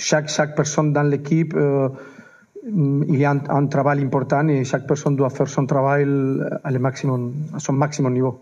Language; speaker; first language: French; non-native, fluent; Spanish